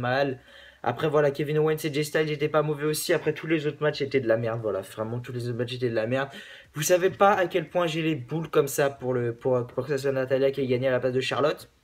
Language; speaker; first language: French; native; French